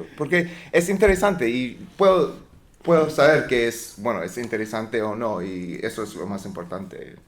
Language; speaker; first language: Spanish; non-native, learner; English